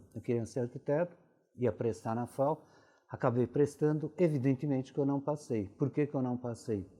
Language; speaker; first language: Portuguese; early bilingual, other home language; Italian